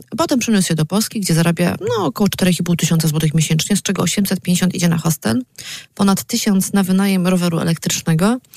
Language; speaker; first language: Polish; native; Polish